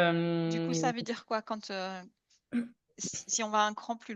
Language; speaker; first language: French; native; French